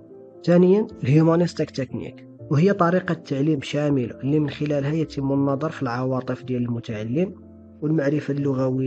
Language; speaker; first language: Arabic; native; Arabic